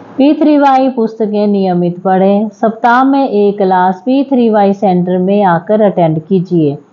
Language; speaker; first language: Hindi; native; Hindi